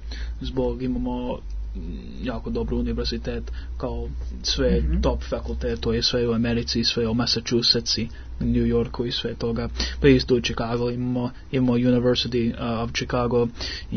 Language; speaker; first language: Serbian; early bilingual, heritage; English